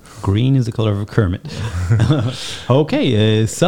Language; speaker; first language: English; non-native, fluent; Hebrew